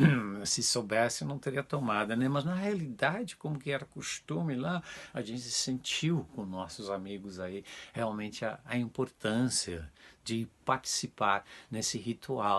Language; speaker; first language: Portuguese; non-native, fluent; Dutch